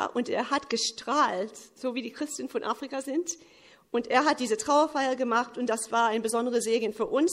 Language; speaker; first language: German; early bilingual, heritage; English